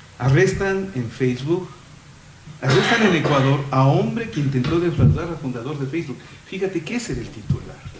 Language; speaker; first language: Spanish; native; Spanish